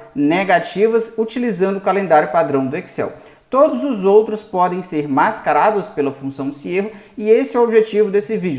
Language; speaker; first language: Portuguese; native; Portuguese